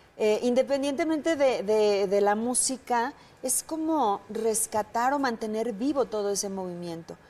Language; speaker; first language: Spanish; native; Spanish